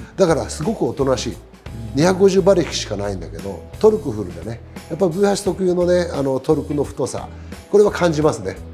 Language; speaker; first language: Japanese; native; Japanese